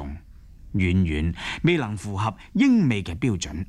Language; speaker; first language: Chinese; non-native, local second language; Cantonese